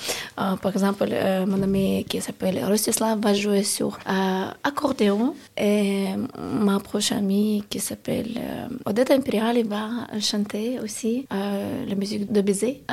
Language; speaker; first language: French; non-native, learner; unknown